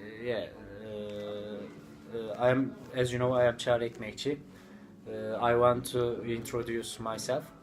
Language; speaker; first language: English; non-native, learner; Turkish